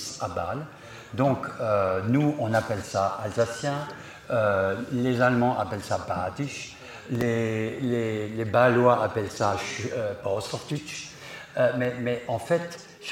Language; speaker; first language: French; non-native, local second language; Swiss German